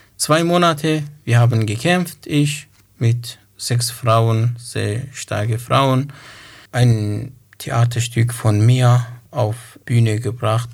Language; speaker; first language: German; non-native, learner; Kurdish